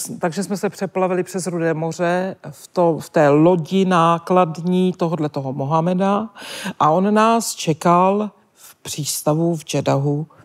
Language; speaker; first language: Czech; native; Czech